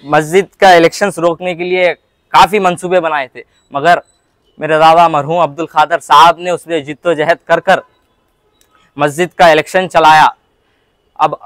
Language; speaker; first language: Hindi; non-native, local second language; Urdu